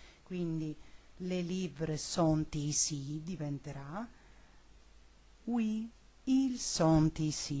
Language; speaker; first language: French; non-native, learner; Italian